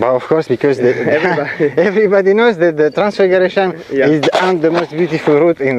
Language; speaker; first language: English; non-native, learner; French